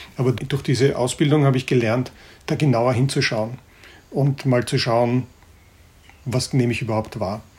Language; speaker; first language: German; native; German